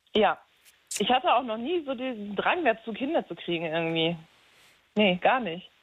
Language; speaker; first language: German; native; German